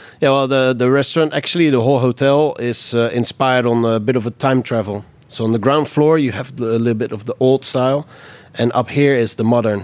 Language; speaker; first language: English; non-native, fluent; Dutch